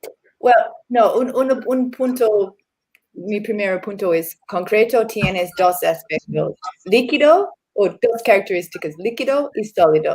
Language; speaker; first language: Spanish; non-native, learner; English